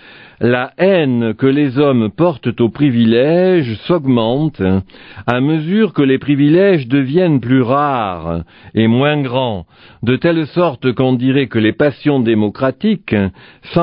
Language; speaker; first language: French; native; French